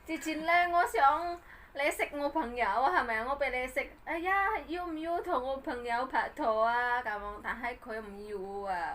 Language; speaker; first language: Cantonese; non-native, learner; Javanese